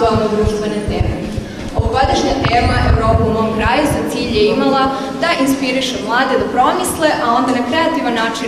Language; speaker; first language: Serbian; native; Serbian